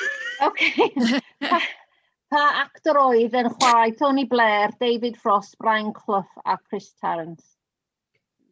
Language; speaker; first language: Welsh; non-native, learner; English